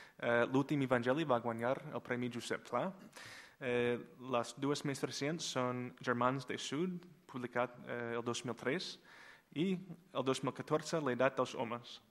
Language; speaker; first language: Catalan; non-native, fluent; English